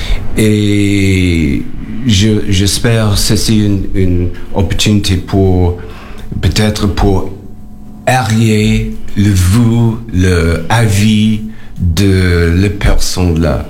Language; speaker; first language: French; non-native, learner; English